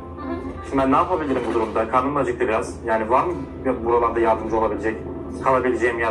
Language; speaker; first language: Turkish; native; Turkish